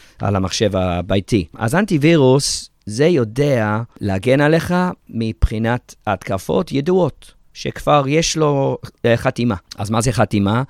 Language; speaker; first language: Hebrew; early bilingual, heritage; Hebrew